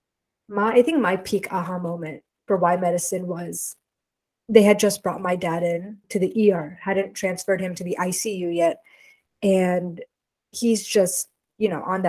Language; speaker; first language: English; native; English